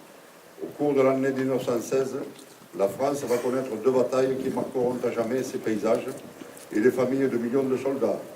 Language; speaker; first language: French; native; French